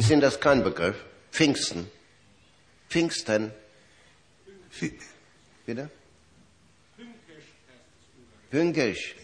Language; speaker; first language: German; native; German